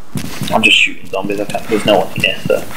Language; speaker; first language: English; native; English